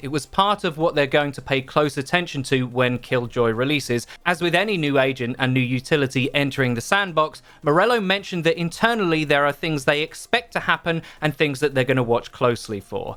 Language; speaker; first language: English; native; English